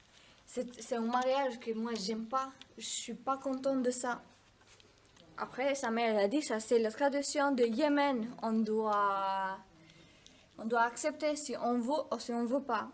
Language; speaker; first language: French; non-native, learner; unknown